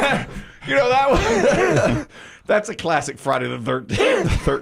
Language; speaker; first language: English; native; English